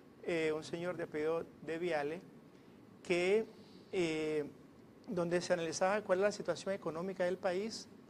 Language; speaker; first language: Spanish; native; Spanish